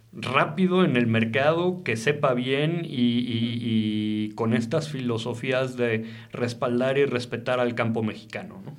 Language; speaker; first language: Spanish; native; Spanish